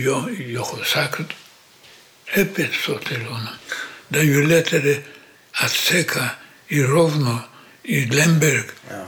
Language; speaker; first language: Swedish; non-native, learner; Polish